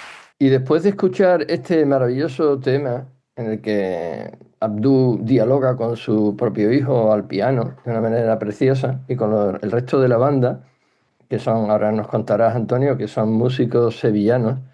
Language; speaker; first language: Spanish; native; Spanish